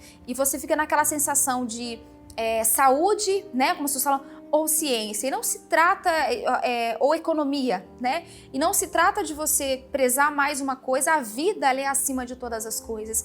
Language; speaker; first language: Portuguese; native; Portuguese